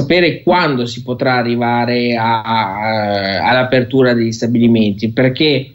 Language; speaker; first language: Italian; native; Italian